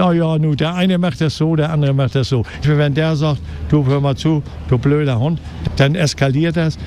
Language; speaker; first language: German; native; German